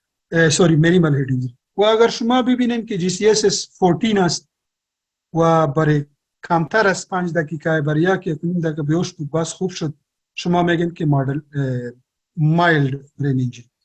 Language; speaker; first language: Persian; non-native, local second language; Pashto